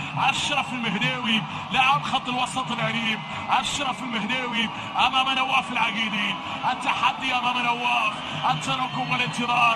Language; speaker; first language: Arabic; native; Arabic